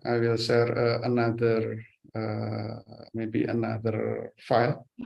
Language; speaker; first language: English; non-native, fluent; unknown